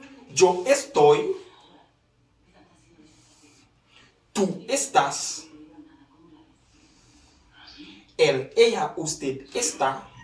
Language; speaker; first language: Spanish; non-native, fluent; Haitian Creole